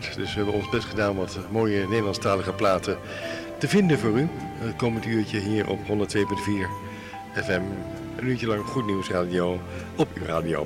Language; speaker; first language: Dutch; native; Dutch